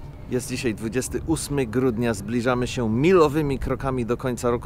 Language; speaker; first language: Polish; native; Polish